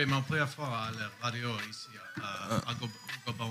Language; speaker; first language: French; non-native, learner; English